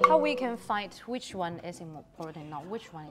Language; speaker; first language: English; non-native, learner; Chinese